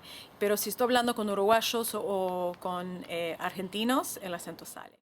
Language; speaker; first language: Spanish; non-native, fluent; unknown